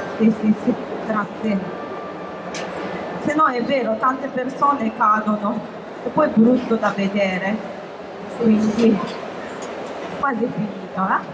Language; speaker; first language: Italian; non-native, fluent; Japanese